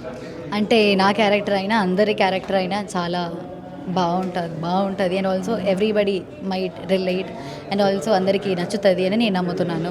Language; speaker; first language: Telugu; non-native, learner; Malayalam